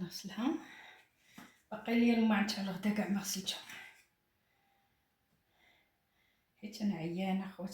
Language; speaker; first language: Arabic; native; Arabic